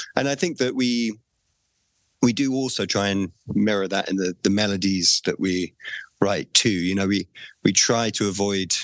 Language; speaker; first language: English; native; English